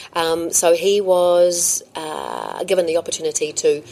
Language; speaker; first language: English; native; English